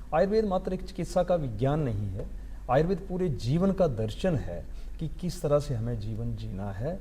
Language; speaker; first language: Hindi; native; Hindi